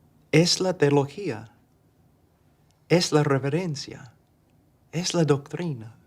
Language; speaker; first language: Spanish; non-native, fluent; English